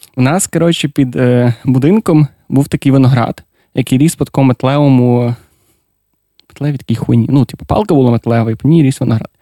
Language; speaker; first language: Ukrainian; non-native, local second language; Russian